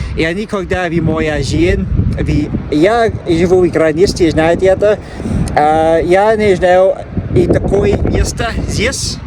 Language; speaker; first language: Russian; non-native, learner; English